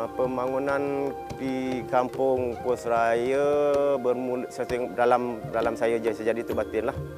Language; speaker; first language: Malay; non-native, local second language; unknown